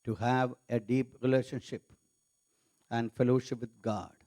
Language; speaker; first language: English; non-native, local second language; Malayalam